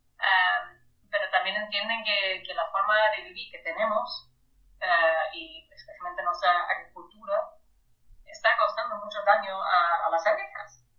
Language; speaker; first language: Spanish; non-native, fluent; German